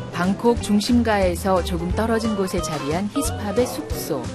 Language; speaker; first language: Korean; native; Korean